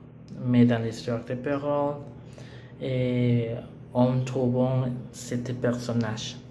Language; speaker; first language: French; non-native, learner; Spanish